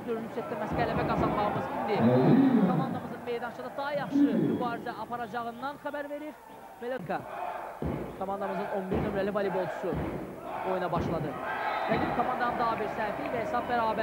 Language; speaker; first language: Azerbaijani; native; Azerbaijani